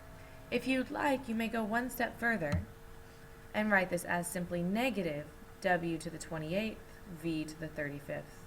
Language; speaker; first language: English; native; English